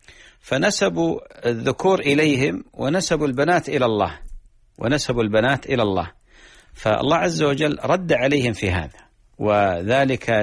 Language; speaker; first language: Arabic; native; Arabic